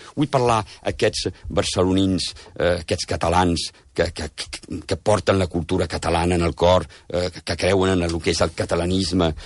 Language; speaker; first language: Catalan; early bilingual, heritage; Catalan